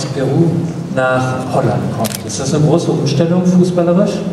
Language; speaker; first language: German; native; German